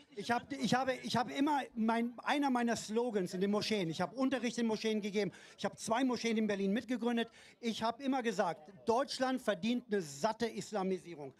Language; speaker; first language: German; non-native, fluent; Persian